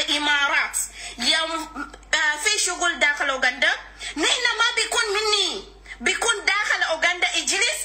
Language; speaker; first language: Arabic; non-native, learner; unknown